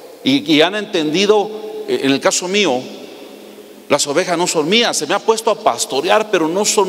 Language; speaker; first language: Spanish; native; Spanish